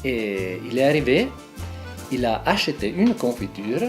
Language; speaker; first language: French; non-native, local second language; Italian